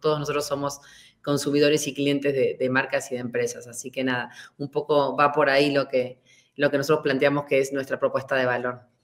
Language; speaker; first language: Spanish; native; Spanish